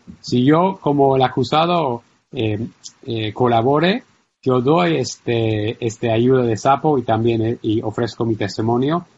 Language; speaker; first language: Spanish; non-native, fluent; English